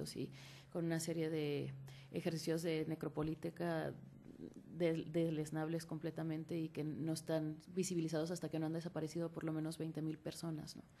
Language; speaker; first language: Spanish; native; Spanish